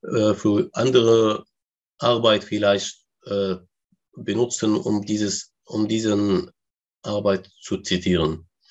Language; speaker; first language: German; non-native, learner; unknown